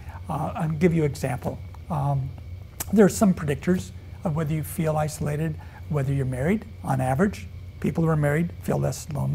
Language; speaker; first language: English; native; English